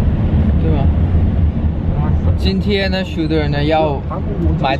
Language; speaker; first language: Chinese; non-native, learner; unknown